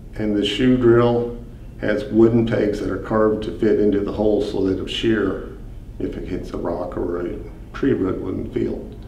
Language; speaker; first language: English; native; English